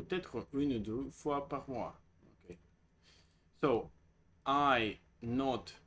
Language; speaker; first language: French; non-native, learner; Russian